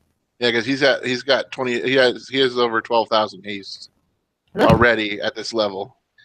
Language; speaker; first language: English; native; English